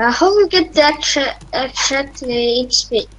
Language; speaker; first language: English; non-native, learner; Estonian